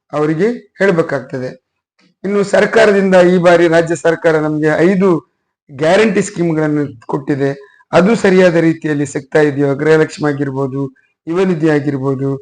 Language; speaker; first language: Kannada; non-native, local second language; Urdu